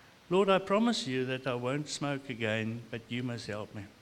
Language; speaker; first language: English; non-native, local second language; Afrikaans